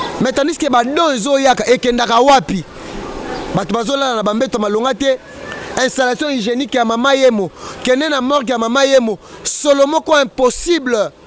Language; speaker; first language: Lingala; native; Lingala